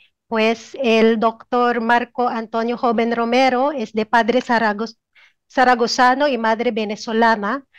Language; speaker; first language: Spanish; non-native, fluent; Filipino